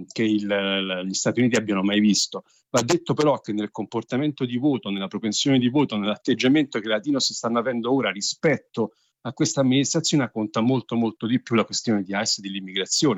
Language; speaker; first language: Italian; native; Italian